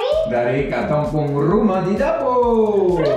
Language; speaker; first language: Indonesian; non-native, learner; French